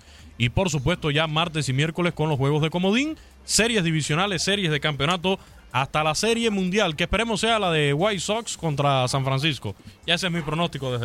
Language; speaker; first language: Spanish; native; Spanish